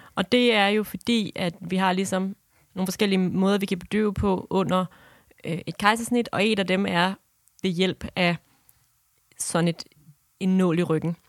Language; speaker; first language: Danish; native; Danish